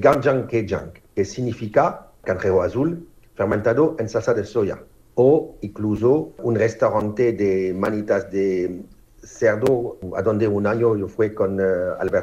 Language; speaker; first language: Spanish; non-native, fluent; French